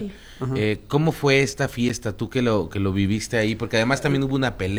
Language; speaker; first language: Spanish; native; Spanish